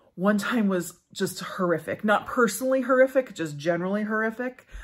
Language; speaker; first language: English; native; English